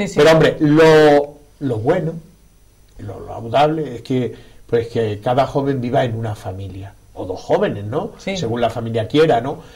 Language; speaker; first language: Spanish; native; Spanish